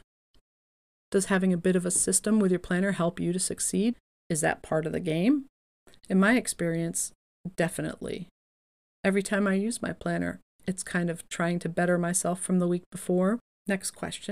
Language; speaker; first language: English; native; English